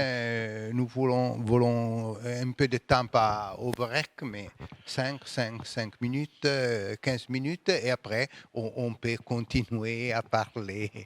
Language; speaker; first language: French; non-native, fluent; Italian